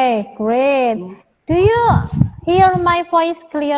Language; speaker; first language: English; non-native, fluent; Indonesian